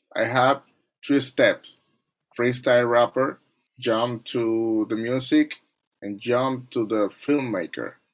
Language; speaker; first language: English; non-native, learner; Spanish